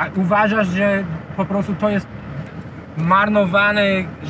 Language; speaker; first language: Polish; non-native, learner; English